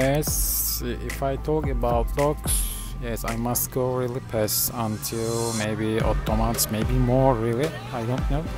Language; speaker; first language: English; non-native, fluent; Turkish